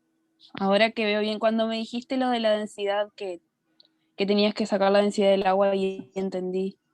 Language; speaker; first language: Spanish; native; Spanish